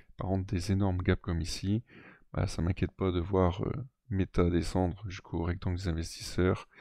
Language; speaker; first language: French; native; French